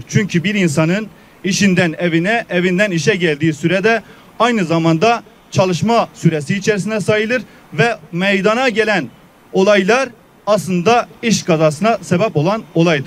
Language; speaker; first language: Turkish; native; Turkish